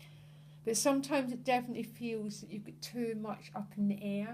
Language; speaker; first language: English; native; English